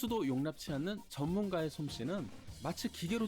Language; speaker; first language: Korean; native; Korean